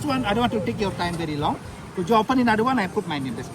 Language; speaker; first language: English; non-native, learner; Indonesian